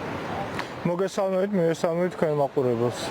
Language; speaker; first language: Georgian; native; Georgian